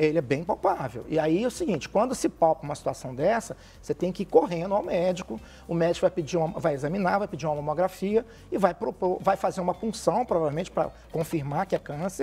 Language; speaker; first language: Portuguese; native; Portuguese